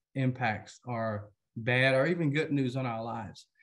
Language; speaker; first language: English; native; English